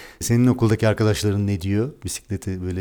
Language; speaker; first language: Turkish; native; Turkish